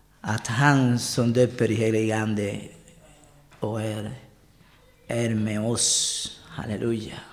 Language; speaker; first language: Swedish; non-native, learner; Spanish